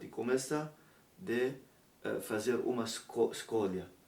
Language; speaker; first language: Portuguese; non-native, learner; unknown